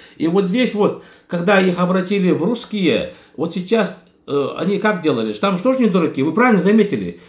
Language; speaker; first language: Russian; non-native, local second language; Kazakh